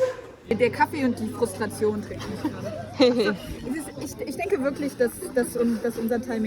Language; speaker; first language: German; non-native, fluent; Korean